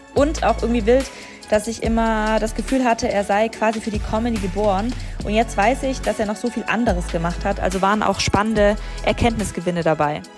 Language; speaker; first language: German; native; German